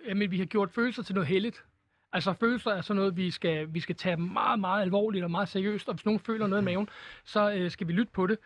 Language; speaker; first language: Danish; native; Danish